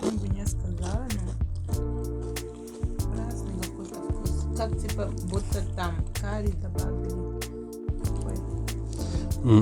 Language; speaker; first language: Russian; non-native, learner; English